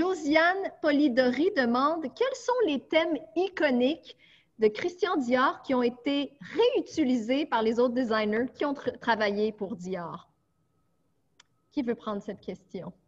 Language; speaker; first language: French; native; French